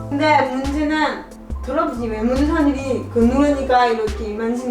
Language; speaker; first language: Korean; non-native, learner; French